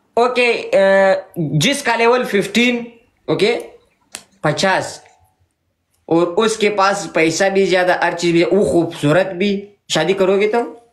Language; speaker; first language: Hindi; non-native, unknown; Pashto